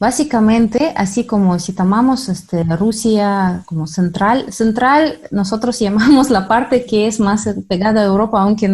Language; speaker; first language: Spanish; non-native, fluent; Russian